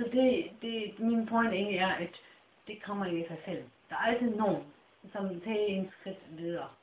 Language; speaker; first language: Danish; non-native, fluent; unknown